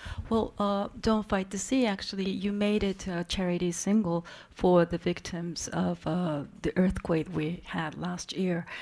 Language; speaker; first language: English; non-native, fluent; Japanese